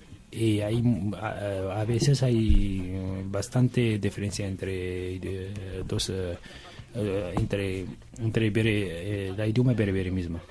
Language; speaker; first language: Spanish; non-native, learner; Arabic